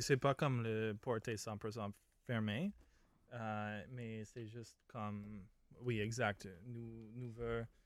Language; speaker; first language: French; non-native, learner; English